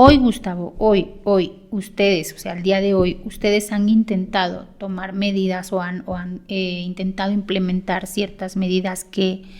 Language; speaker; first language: Spanish; native; Spanish